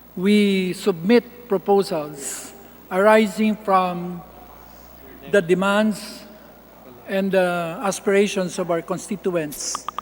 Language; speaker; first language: English; non-native, local second language; Filipino